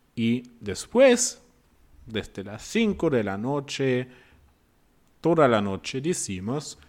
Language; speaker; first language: Spanish; non-native, fluent; German